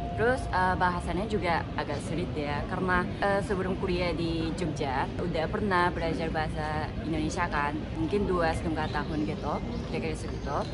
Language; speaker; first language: Indonesian; non-native, fluent; Japanese